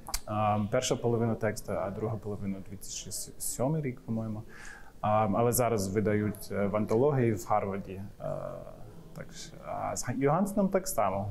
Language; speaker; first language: Ukrainian; non-native, fluent; English